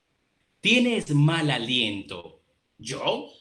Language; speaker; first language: Spanish; native; Spanish